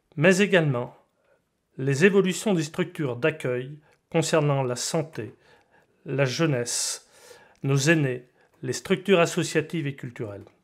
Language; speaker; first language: French; native; French